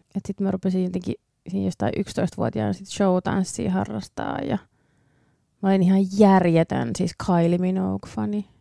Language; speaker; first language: Finnish; early bilingual, other home language; English